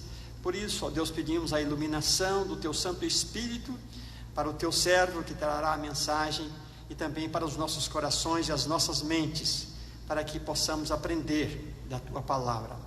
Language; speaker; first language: Portuguese; native; Portuguese